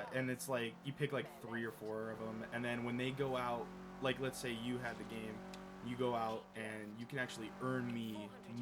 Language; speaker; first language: English; native; English